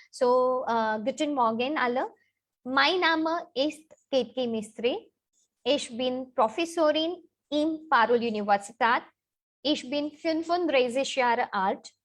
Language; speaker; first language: German; non-native, learner; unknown